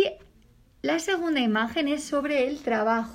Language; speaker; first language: Spanish; native; Spanish